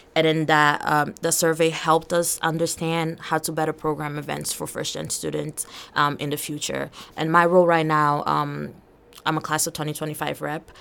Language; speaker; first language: English; early bilingual, other home language; Portuguese